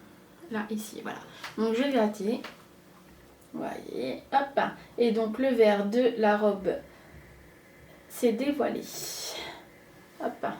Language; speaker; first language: French; native; French